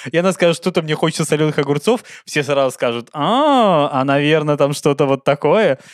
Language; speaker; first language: Russian; native; Russian